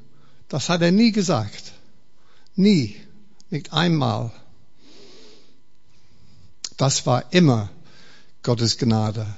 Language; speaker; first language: German; non-native, fluent; English